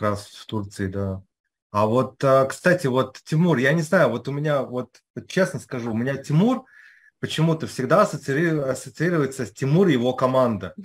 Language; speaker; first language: Russian; native; Russian